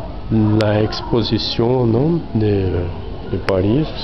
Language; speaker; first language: French; non-native, learner; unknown